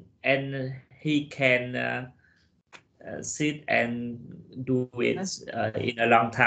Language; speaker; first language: English; non-native, learner; Vietnamese